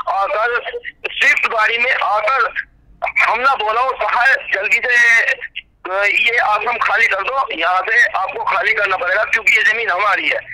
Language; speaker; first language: Hindi; native; Hindi